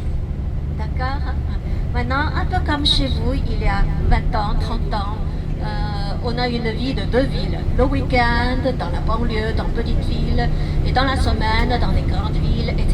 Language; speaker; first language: French; non-native, fluent; Chinese